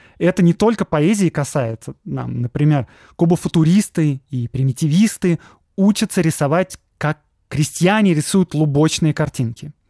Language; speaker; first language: Russian; native; Russian